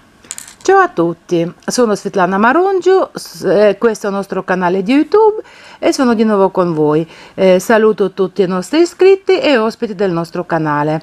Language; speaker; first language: Italian; non-native, fluent; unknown